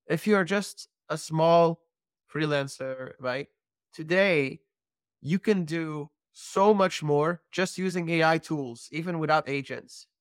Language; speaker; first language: English; non-native, fluent; Dutch